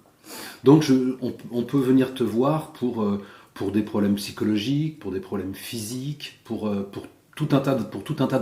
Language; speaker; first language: French; native; French